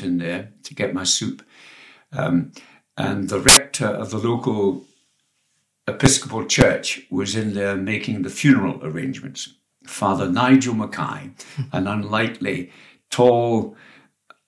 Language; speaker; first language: English; native; English